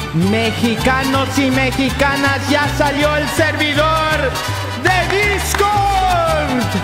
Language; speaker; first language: Spanish; native; Spanish